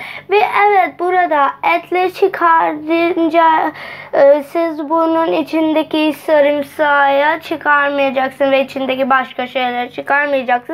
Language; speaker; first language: Turkish; non-native, fluent; Urdu